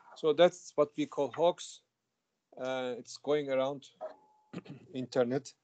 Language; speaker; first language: English; non-native, fluent; Turkish